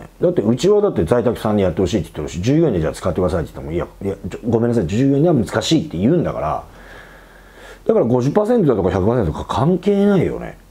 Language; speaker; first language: Japanese; native; Japanese